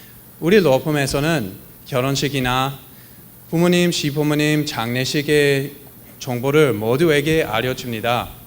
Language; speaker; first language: Korean; non-native, fluent; English